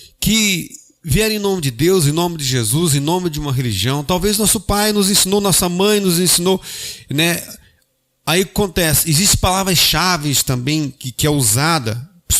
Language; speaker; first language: Portuguese; native; Portuguese